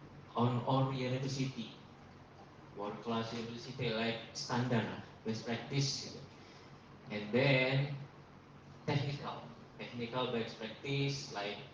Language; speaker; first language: English; non-native, learner; Indonesian